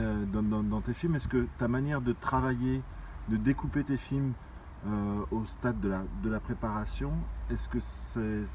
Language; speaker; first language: French; native; French